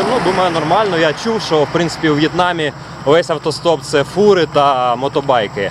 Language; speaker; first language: Ukrainian; non-native, local second language; Russian